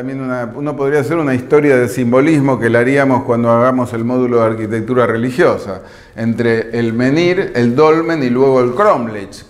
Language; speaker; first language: Spanish; native; Spanish